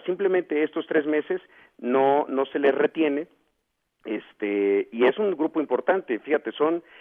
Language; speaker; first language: Spanish; native; Spanish